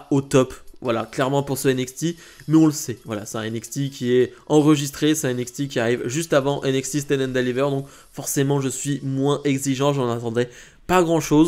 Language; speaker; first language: French; native; French